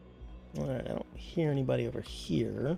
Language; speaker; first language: English; native; English